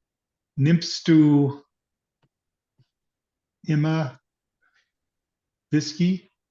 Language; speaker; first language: German; non-native, learner; English